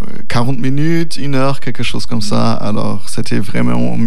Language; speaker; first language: French; non-native, learner; German